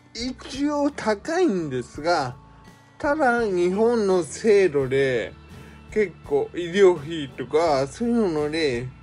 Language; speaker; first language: Japanese; native; Japanese